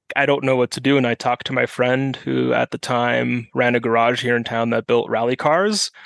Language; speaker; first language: English; non-native, fluent; German